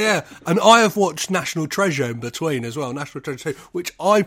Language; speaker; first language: English; native; English